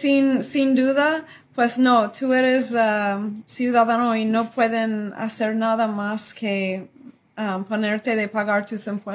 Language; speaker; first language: Spanish; non-native, fluent; English